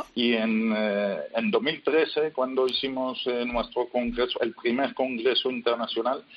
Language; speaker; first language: Spanish; non-native, fluent; French